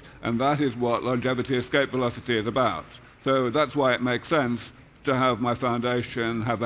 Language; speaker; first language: English; native; English